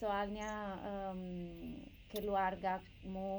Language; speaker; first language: Indonesian; non-native, learner; English